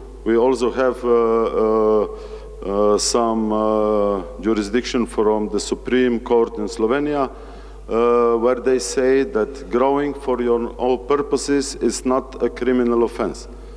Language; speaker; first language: English; non-native, fluent; Slovenian